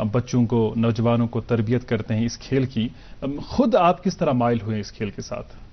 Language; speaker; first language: Hindi; non-native, local second language; Kashmiri